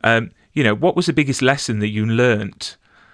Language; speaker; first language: English; native; English